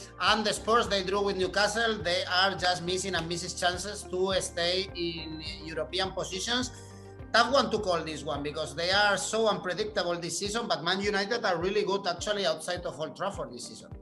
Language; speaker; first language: English; non-native, fluent; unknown